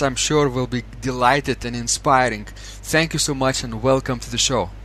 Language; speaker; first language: English; non-native, fluent; Lithuanian